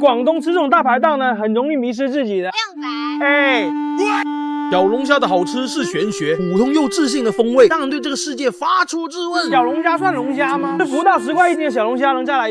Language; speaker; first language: Chinese; non-native, local second language; Cantonese